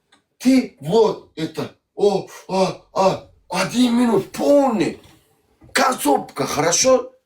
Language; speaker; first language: Russian; non-native, learner; Turkmen